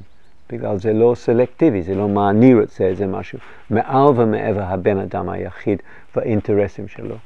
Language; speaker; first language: Hebrew; non-native, fluent; English